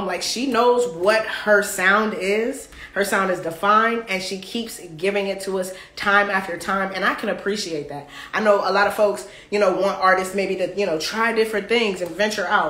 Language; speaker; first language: English; native; English